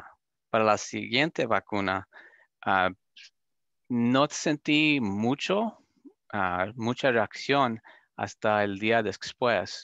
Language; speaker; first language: Spanish; early bilingual, other home language; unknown